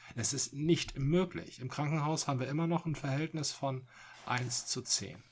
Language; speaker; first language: German; native; German